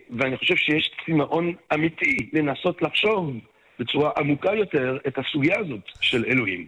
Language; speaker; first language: Hebrew; non-native, fluent; French